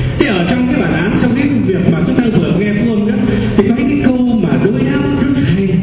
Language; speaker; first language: Vietnamese; native; Vietnamese